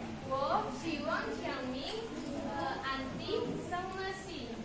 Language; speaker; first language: Chinese; non-native, learner; Indonesian